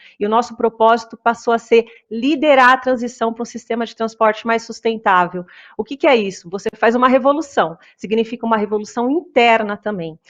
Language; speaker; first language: Portuguese; native; Portuguese